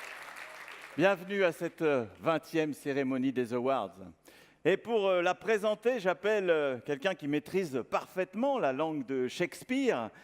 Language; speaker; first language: French; native; French